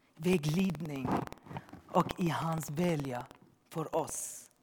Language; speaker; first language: Swedish; non-native, learner; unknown